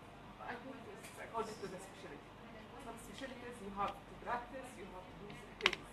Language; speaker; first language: English; non-native, learner; Arabic